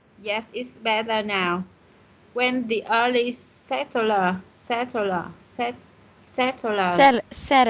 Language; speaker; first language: English; non-native, learner; Vietnamese